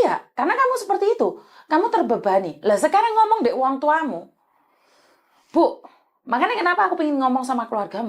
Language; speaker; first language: Malay; native; Malay